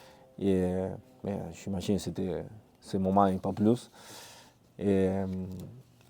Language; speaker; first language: French; non-native, fluent; Spanish